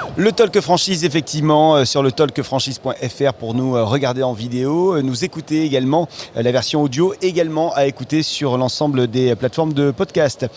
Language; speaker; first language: French; native; French